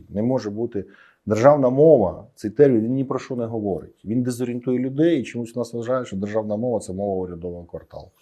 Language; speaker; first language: Ukrainian; native; Ukrainian